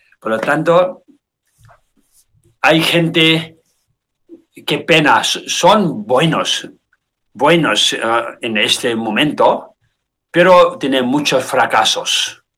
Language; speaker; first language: Spanish; non-native, learner; Tibetan